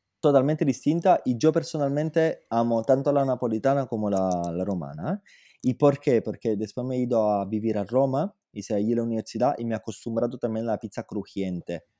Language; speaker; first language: Spanish; non-native, fluent; Italian